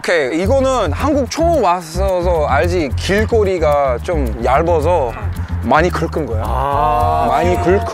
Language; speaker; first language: Korean; non-native, learner; English